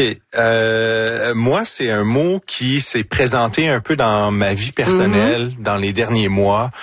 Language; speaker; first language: French; native; French